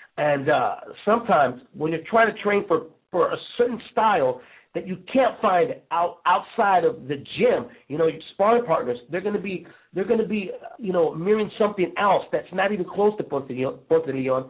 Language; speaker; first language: English; early bilingual, other home language; Spanish